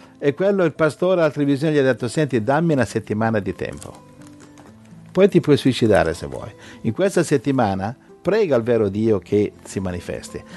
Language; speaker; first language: Italian; native; Italian